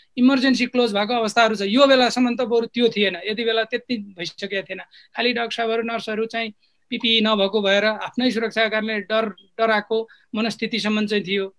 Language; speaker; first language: Nepali; non-native, local second language; Eastern Tamang